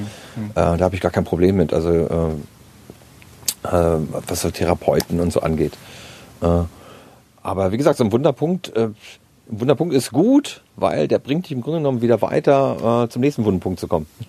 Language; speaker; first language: German; native; German